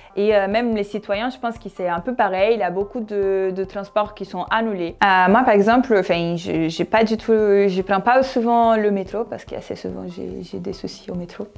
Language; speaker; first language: French; non-native, fluent; Portuguese